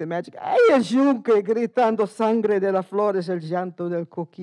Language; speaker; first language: Spanish; early bilingual, heritage; Spanish